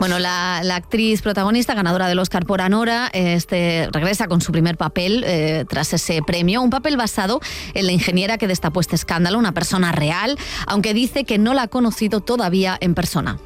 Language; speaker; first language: Spanish; native; Spanish